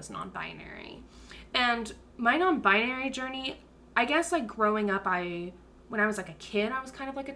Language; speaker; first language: English; native; English